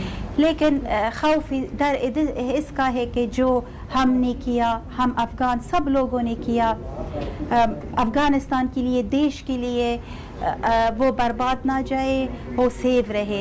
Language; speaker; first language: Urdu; non-native, fluent; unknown